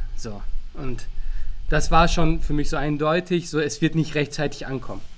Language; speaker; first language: German; early bilingual, other home language; Turkish